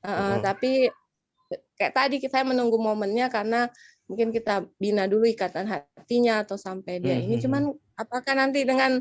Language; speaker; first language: Indonesian; native; Indonesian